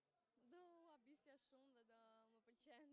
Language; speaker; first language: Albanian; early bilingual, heritage; Albanian